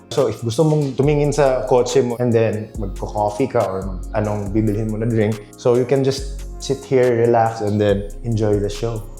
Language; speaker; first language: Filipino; non-native, local second language; Cebuano